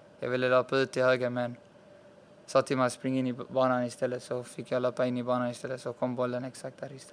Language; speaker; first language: Swedish; early bilingual, other home language; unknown